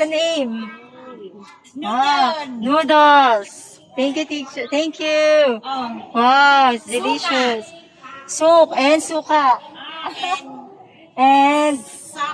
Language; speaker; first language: English; non-native, local second language; Filipino